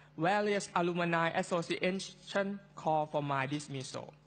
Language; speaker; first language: English; non-native, fluent; Thai